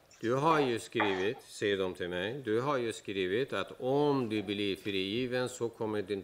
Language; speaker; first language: Swedish; non-native, fluent; Persian